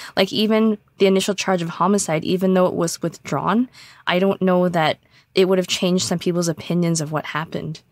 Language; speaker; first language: English; native; English